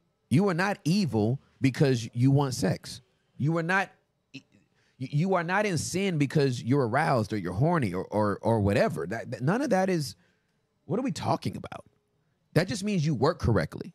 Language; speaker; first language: English; native; English